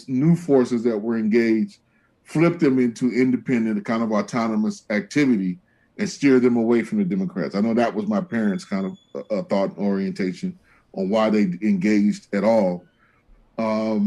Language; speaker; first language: English; native; English